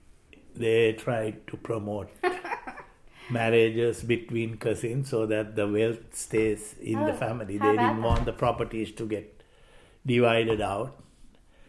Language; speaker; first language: English; non-native, local second language; Sinhala